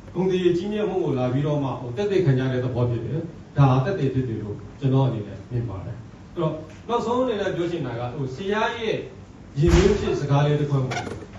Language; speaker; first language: Burmese; non-native, local second language; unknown